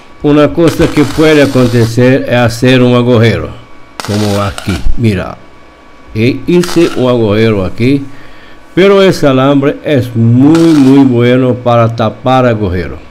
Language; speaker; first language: Spanish; non-native, fluent; Portuguese